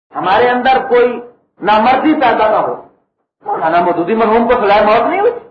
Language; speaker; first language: Urdu; native; Urdu